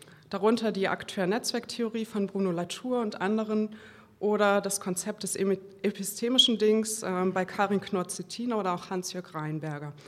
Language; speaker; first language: German; native; German